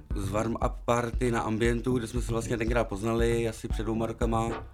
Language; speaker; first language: Czech; native; Czech